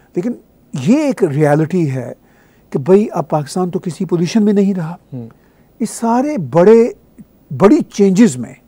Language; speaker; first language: Urdu; native; Urdu